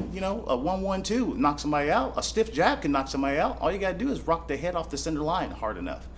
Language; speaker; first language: English; native; English